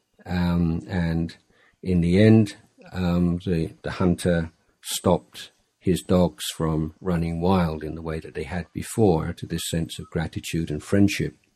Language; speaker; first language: English; native; English